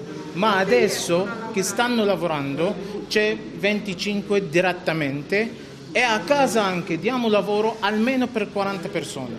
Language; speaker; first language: Italian; non-native, fluent; Arabic